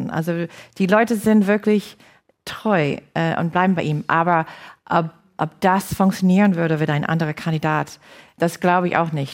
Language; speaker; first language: German; non-native, fluent; English